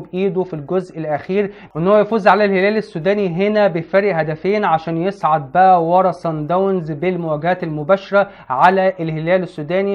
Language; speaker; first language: Arabic; native; Arabic